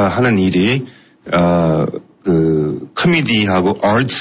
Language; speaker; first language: Korean; non-native, fluent; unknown